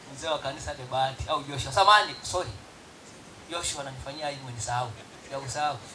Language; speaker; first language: Swahili; non-native, local second language; Masai